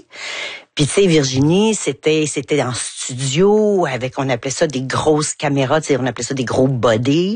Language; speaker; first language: French; native; French